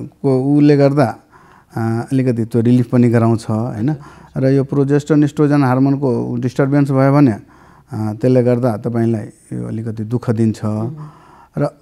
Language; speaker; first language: Nepali; non-native, local second language; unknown